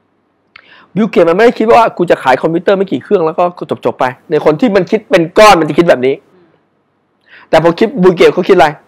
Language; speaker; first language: Thai; native; Thai